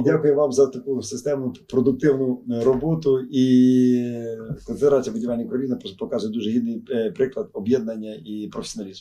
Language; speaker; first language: Ukrainian; native; Ukrainian